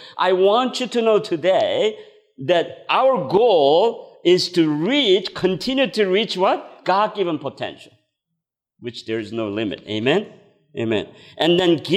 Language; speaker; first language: English; non-native, fluent; Korean